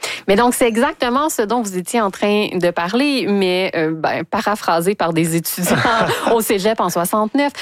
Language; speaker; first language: French; native; French